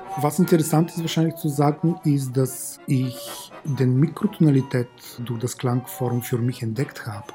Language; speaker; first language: German; non-native, fluent; Bulgarian